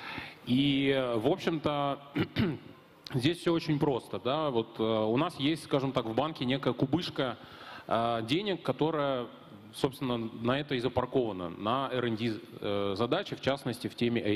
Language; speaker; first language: Russian; native; Russian